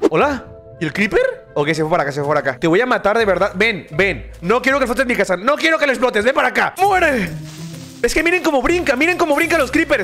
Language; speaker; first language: Spanish; native; Spanish